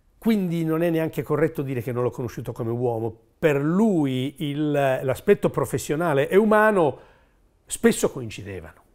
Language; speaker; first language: Italian; native; Italian